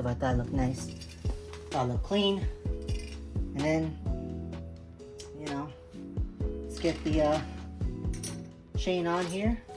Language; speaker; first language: English; native; English